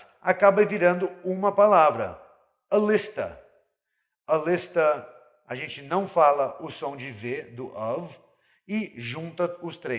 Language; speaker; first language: Portuguese; non-native, fluent; English